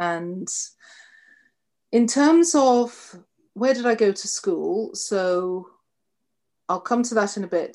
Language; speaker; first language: English; native; English